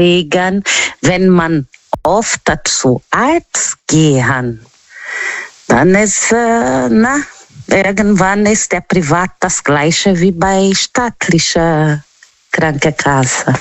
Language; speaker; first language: German; non-native, learner; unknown